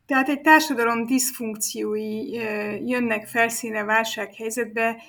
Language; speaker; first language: Hungarian; native; Hungarian